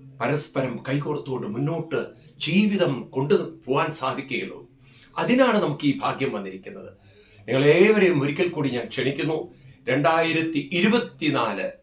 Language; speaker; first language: Malayalam; native; Malayalam